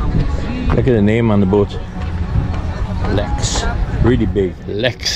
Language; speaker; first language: English; native; English